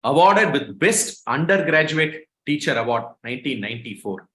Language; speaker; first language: English; non-native, local second language; Tamil